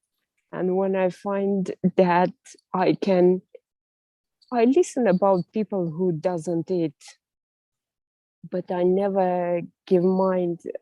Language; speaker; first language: English; non-native, learner; Russian